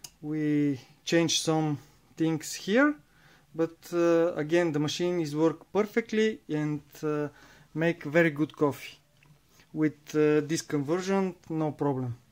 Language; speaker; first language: English; non-native, learner; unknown